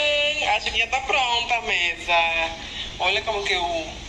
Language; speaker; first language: Portuguese; non-native, fluent; Spanish